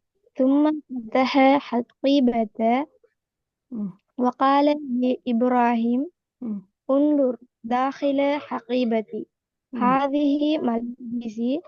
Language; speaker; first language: Arabic; non-native, learner; Tamil